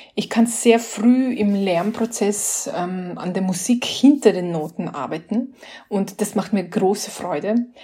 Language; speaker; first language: German; non-native, fluent; Slovenian